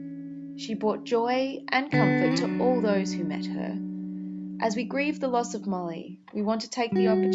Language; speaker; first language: English; native; English